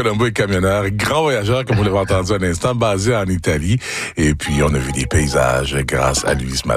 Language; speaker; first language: French; native; French